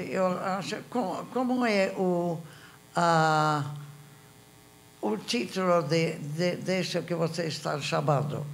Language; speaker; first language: Portuguese; non-native, fluent; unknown